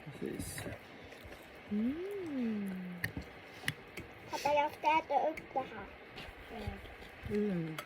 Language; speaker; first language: Swedish; early bilingual, other home language; Thai